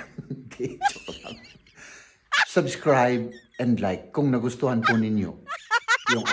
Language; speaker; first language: Filipino; native; Filipino